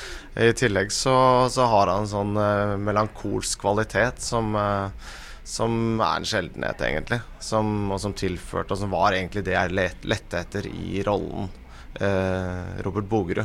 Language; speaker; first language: Norwegian; native; Norwegian